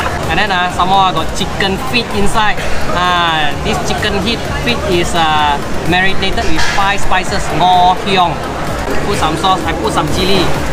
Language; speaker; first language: English; non-native, local second language; Min Nan Chinese